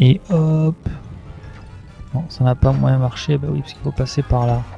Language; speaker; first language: French; native; French